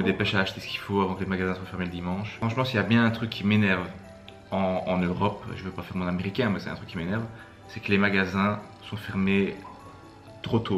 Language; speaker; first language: French; native; French